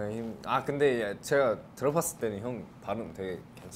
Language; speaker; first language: Korean; non-native, fluent; English